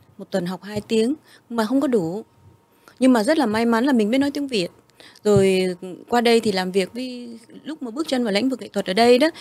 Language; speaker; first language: Vietnamese; early bilingual, heritage; Vietnamese